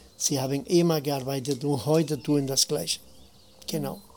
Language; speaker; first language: German; non-native, fluent; Spanish